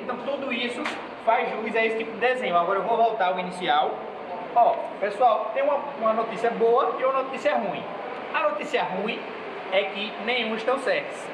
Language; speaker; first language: Portuguese; native; Portuguese